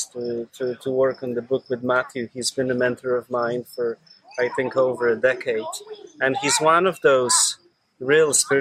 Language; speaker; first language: English; non-native, fluent; Polish